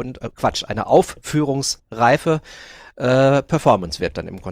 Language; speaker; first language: German; native; German